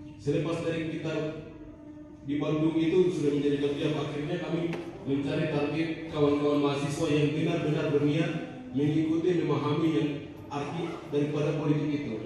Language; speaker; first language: Indonesian; native; Indonesian